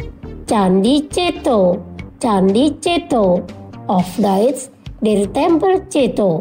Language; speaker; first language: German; non-native, fluent; Indonesian